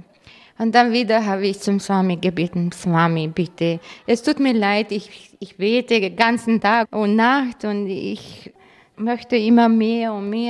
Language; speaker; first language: German; non-native, fluent; Croatian